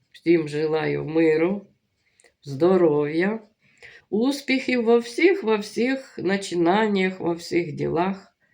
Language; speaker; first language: Ukrainian; native; Ukrainian